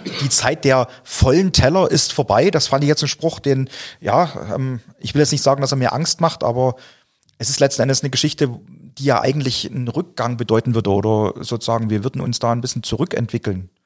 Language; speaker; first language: German; native; German